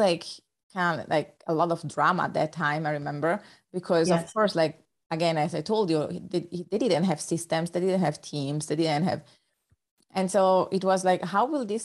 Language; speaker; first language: English; non-native, fluent; Italian